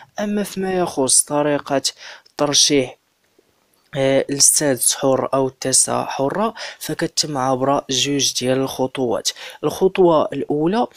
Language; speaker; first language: Arabic; native; Arabic